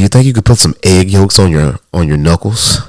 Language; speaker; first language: English; native; English